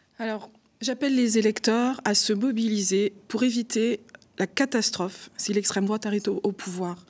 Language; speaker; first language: French; native; French